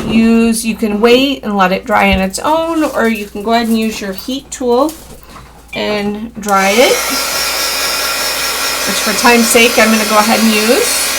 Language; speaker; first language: English; native; English